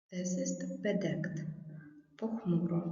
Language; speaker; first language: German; non-native, fluent; Ukrainian